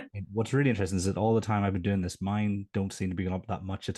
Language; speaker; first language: English; native; English